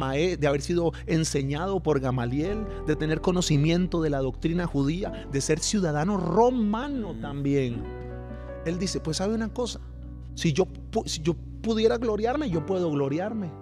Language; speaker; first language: Spanish; native; Spanish